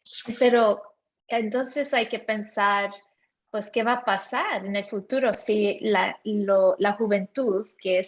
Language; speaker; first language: Spanish; early bilingual, heritage; Spanish